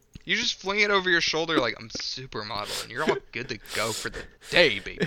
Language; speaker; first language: English; native; English